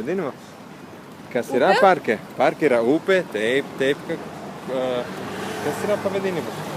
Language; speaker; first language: Lithuanian; non-native, learner; Italian